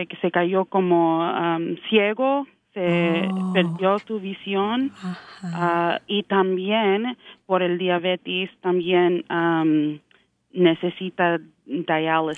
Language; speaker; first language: Spanish; early bilingual, heritage; English